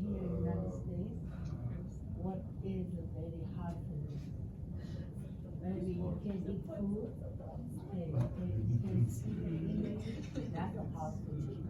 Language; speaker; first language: English; non-native, learner; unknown